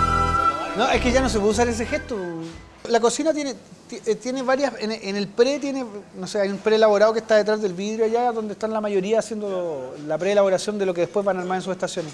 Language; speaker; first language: Spanish; native; Spanish